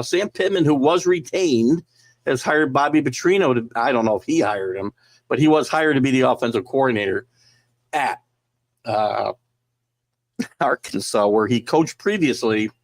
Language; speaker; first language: English; native; English